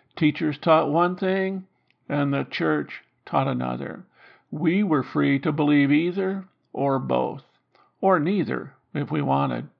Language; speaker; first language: English; native; English